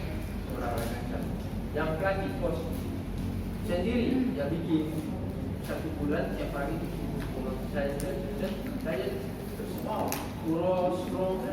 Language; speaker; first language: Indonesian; non-native, learner; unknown